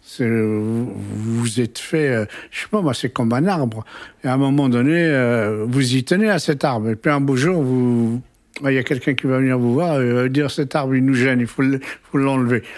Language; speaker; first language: French; early bilingual, other home language; Kabyle